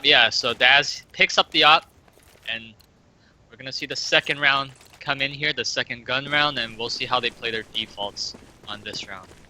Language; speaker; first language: English; native; English